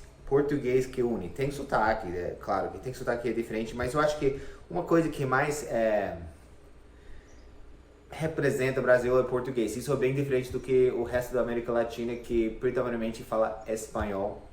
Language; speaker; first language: Portuguese; non-native, fluent; English